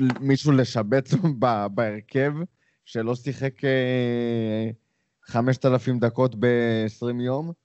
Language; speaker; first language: Hebrew; native; Hebrew